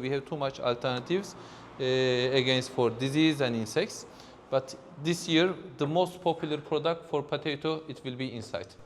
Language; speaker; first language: English; non-native, fluent; Turkish